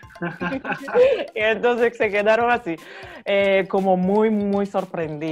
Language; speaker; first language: Spanish; non-native, fluent; Japanese